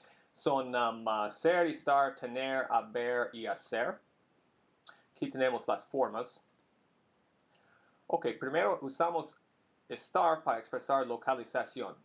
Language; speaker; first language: Spanish; non-native, fluent; English